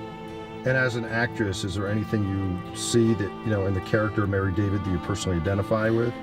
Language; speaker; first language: English; native; English